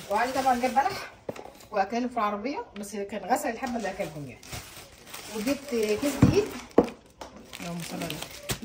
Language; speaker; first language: Arabic; native; Arabic